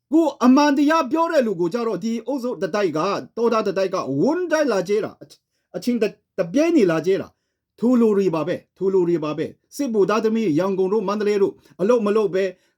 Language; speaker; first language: Burmese; non-native, local second language; Kachin